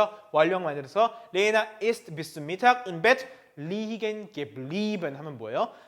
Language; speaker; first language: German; non-native, fluent; Korean